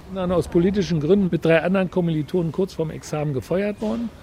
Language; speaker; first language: German; native; German